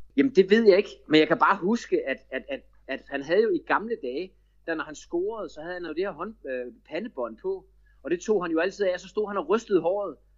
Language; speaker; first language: Danish; native; Danish